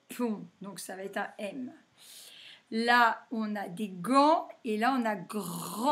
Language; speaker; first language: French; native; French